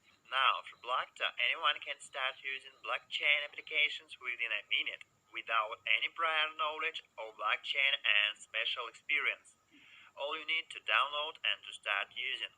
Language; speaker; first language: English; non-native, learner; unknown